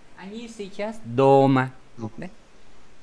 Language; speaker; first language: Russian; non-native, fluent; Vietnamese